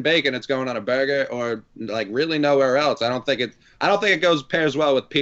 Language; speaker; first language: English; native; English